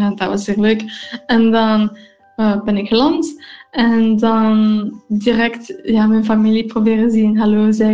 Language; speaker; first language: Dutch; non-native, local second language; English